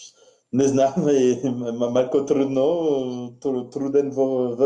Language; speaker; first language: Bulgarian; non-native, learner; French